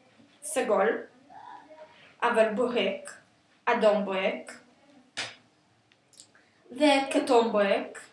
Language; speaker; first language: Hebrew; native; Hebrew